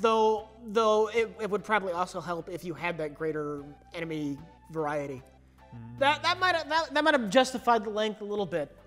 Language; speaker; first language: English; native; English